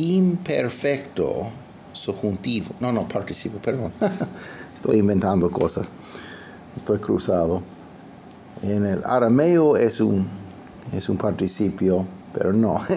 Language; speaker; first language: Spanish; non-native, fluent; English